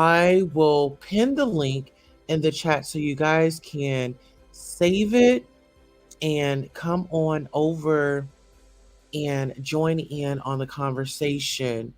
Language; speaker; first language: English; native; English